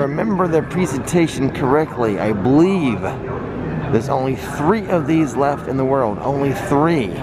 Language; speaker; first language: English; native; English